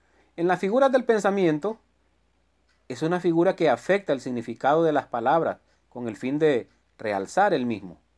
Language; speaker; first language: Spanish; native; Spanish